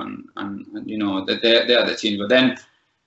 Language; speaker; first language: English; non-native, fluent; Spanish